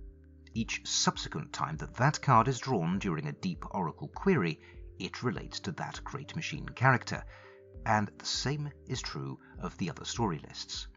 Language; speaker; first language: English; native; English